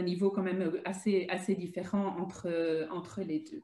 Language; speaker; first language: French; native; French